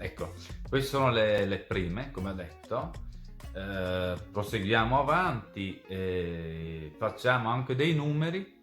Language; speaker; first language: Italian; non-native, fluent; Serbian